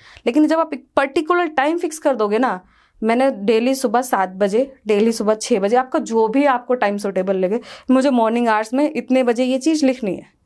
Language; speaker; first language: Hindi; native; Hindi